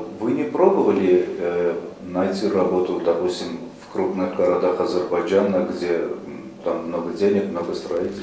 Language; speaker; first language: Russian; native; Russian